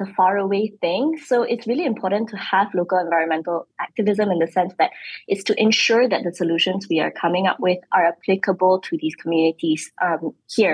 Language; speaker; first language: English; non-native, local second language; Malay